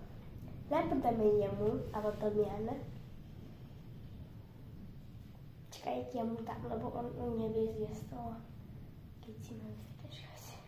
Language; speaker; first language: Slovak; non-native, local second language; Romany